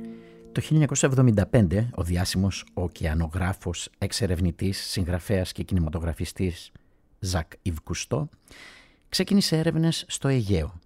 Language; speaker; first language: Greek; native; Greek